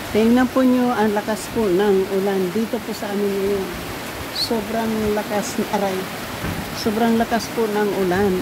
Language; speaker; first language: Filipino; non-native, local second language; Cebuano